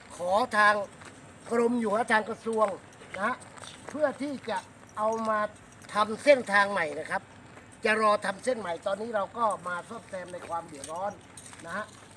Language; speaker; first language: Thai; native; Thai